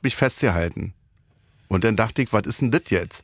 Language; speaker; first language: German; native; German